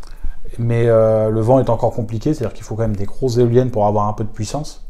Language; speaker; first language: French; native; French